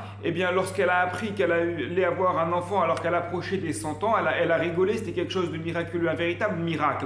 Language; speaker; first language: French; native; French